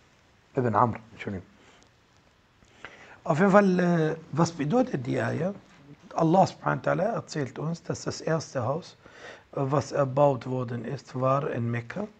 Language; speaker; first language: German; non-native, fluent; Arabic